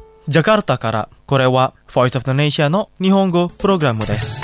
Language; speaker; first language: Japanese; non-native, fluent; Indonesian